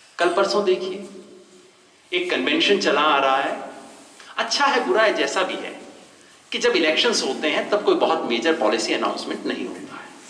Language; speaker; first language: Hindi; native; Hindi